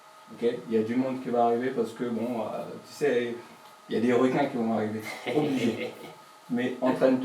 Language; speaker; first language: French; native; French